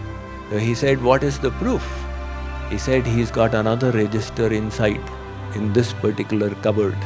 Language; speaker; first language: English; non-native, local second language; Hindi